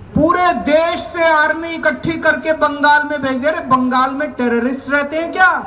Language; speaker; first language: Hindi; native; Hindi